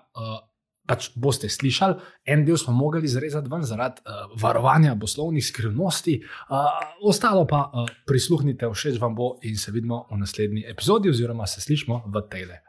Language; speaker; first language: Slovenian; native; Slovenian